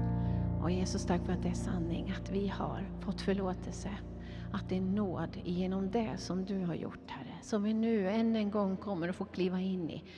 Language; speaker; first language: Swedish; native; Swedish